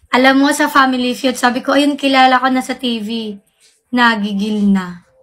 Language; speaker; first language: Filipino; non-native, local second language; Cebuano